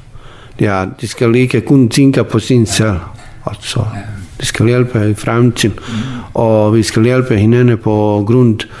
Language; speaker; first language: Danish; non-native, learner; Bosnian